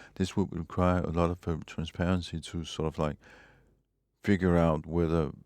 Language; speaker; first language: English; non-native, fluent; Danish